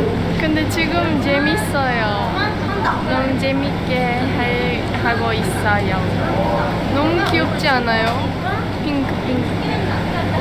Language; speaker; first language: Korean; non-native, learner; Japanese